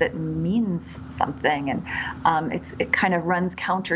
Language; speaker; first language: English; native; English